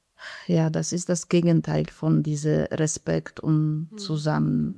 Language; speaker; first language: German; non-native, fluent; Polish